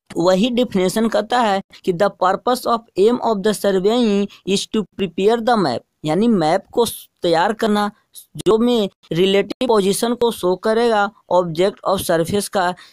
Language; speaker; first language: Hindi; native; Hindi